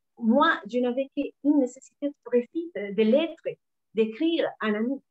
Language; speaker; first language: French; non-native, learner; Spanish